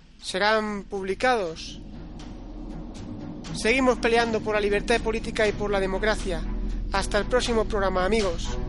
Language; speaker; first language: Spanish; native; Spanish